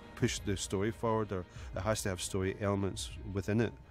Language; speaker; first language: English; native; English